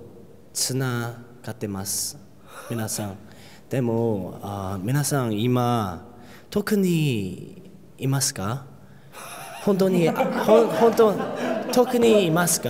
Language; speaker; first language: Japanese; non-native, learner; Korean